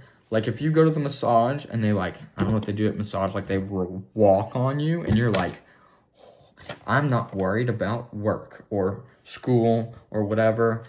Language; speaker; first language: English; native; English